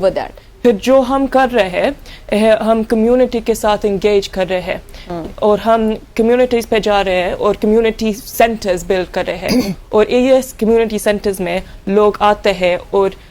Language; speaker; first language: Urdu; early bilingual, heritage; Urdu